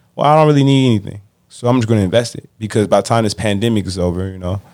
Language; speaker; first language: English; native; English